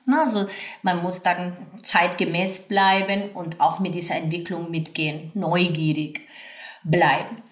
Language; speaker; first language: German; non-native, fluent; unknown